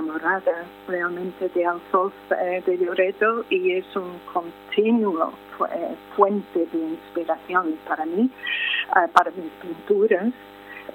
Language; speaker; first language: Spanish; non-native, fluent; English